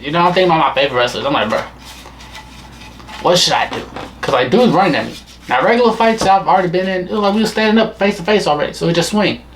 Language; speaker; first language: English; native; English